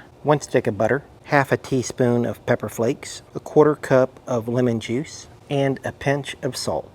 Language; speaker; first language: English; native; English